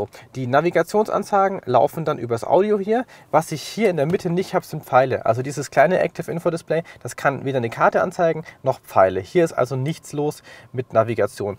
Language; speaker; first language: German; native; German